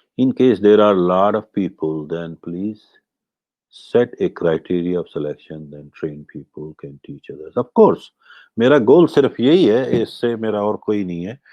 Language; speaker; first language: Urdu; non-native, local second language; Gujarati